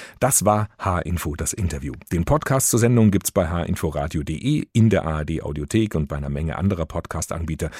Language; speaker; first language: German; native; German